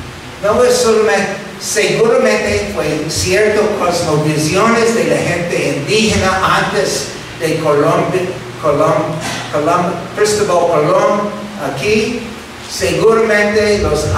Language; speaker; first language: Spanish; non-native, fluent; English